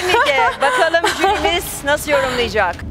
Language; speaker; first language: Turkish; native; Turkish